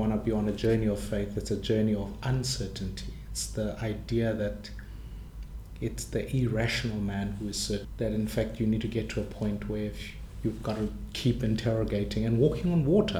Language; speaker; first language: English; non-native, local second language; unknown